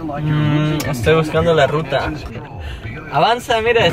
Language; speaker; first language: Spanish; non-native, fluent; English